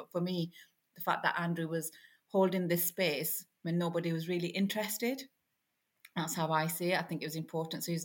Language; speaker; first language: English; native; English